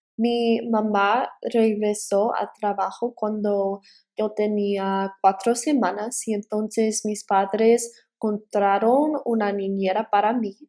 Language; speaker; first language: Spanish; early bilingual, heritage; Spanish